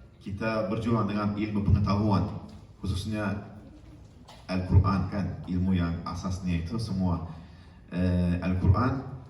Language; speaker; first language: Malay; non-native, fluent; Turkish